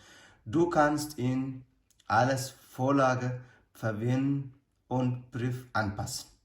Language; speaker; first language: German; non-native, learner; Amharic